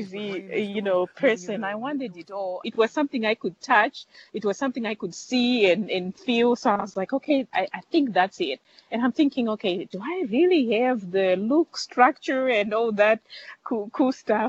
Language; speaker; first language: English; non-native, local second language; Shona